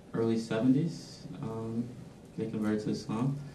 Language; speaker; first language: English; native; English